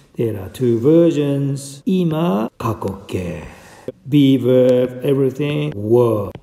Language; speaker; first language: English; non-native, fluent; Japanese